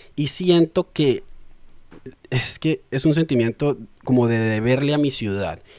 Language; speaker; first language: Spanish; native; Spanish